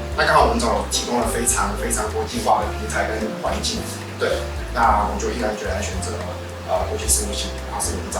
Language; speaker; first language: Chinese; native; Chinese